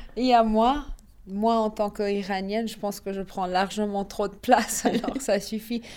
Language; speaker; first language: French; early bilingual, other home language; Persian